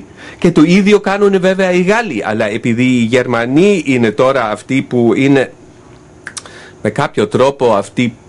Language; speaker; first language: Greek; non-native, fluent; German